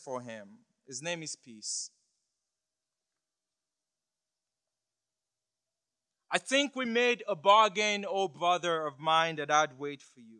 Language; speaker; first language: English; non-native, local second language; Yoruba